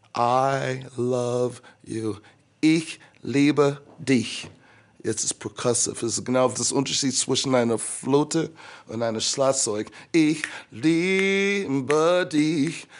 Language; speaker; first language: German; non-native, fluent; English